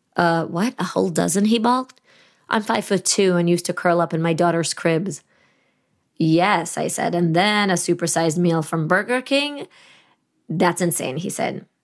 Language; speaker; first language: English; early bilingual, other home language; Russian